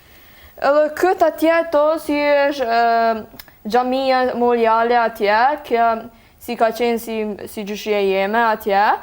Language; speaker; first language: Albanian; early bilingual, heritage; Albanian